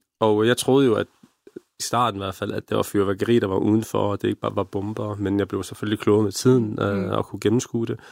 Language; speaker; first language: Danish; early bilingual, other home language; Arabic